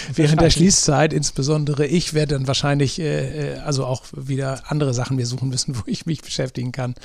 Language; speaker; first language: German; native; German